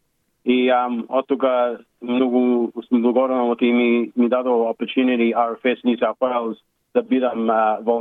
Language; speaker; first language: Macedonian; early bilingual, heritage; Macedonian